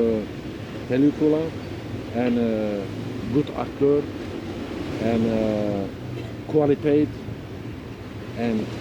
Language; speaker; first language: English; non-native, learner; Turkish